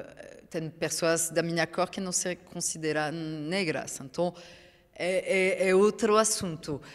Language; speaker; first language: Portuguese; non-native, fluent; French